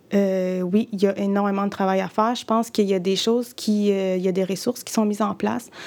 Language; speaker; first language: French; early bilingual, other home language; Spanish